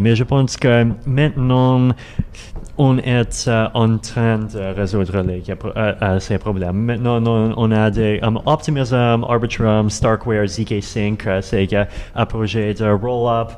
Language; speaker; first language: French; non-native, learner; Russian